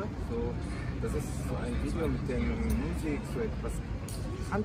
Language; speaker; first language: German; non-native, learner; Korean